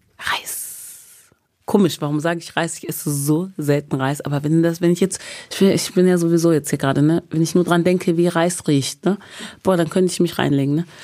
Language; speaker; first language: German; early bilingual, other home language; English